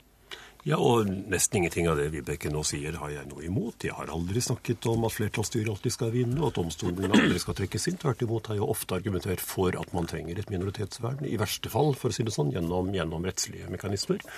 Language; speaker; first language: Norwegian; native; Norwegian